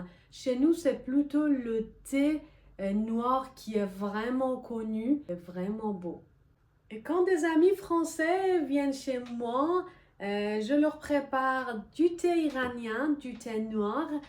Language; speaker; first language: French; non-native, fluent; Persian